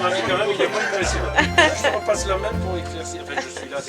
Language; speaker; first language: French; native; French